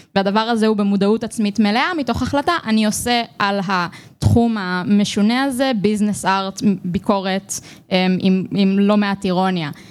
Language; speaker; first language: Hebrew; native; Hebrew